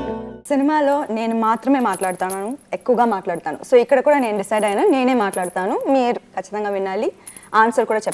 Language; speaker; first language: Telugu; non-native, local second language; Tamil